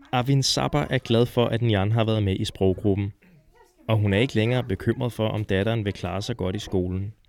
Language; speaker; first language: Danish; native; Danish